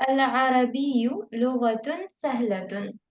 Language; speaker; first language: Arabic; non-native, learner; Hindi